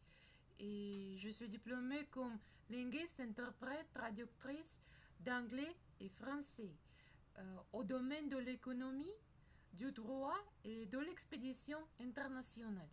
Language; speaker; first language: French; non-native, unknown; Russian